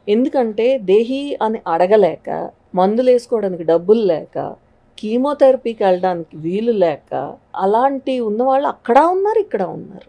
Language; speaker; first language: Telugu; native; Telugu